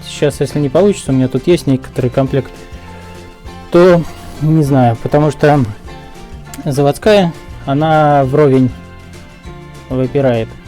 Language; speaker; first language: Russian; native; Russian